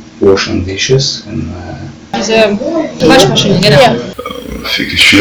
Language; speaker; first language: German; non-native, learner; Latvian